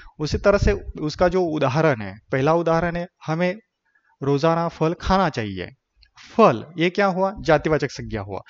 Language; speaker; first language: Hindi; non-native, local second language; Marathi